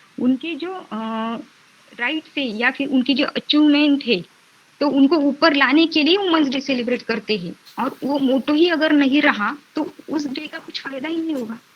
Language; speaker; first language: Hindi; non-native, local second language; Marathi